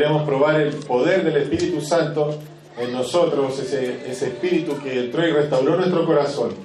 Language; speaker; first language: Spanish; native; Spanish